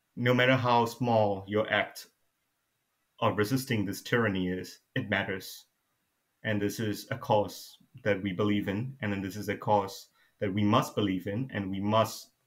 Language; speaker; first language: English; non-native, fluent; Burmese